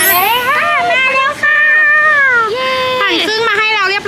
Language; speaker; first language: Thai; native; Thai